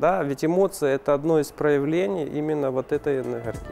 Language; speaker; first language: Russian; native; Russian